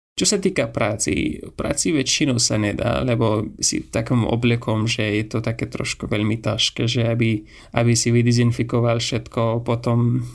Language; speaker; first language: Slovak; non-native, fluent; Persian